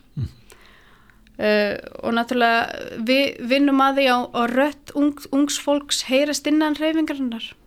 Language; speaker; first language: Icelandic; non-native, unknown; Latvian